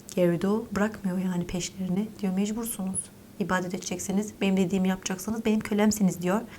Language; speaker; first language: Turkish; early bilingual, heritage; Turkish